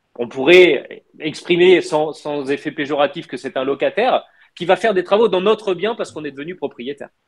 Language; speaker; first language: French; native; French